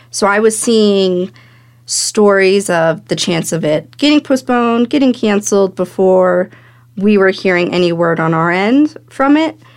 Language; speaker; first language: English; native; English